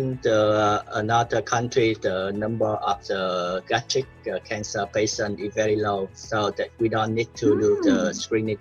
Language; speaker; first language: English; non-native, learner; Vietnamese